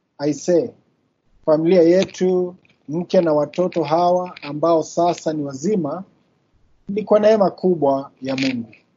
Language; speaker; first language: Swahili; non-native, local second language; Kikuyu